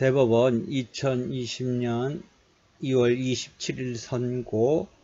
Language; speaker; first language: Korean; native; Korean